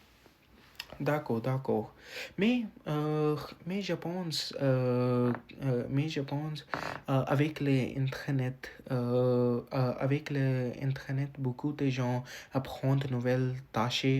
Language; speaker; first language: French; non-native, learner; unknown